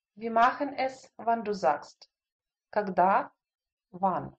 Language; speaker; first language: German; non-native, fluent; Russian